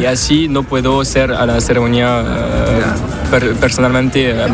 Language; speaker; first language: Spanish; non-native, learner; French